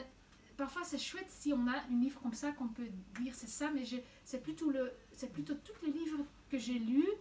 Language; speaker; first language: French; non-native, local second language; Dutch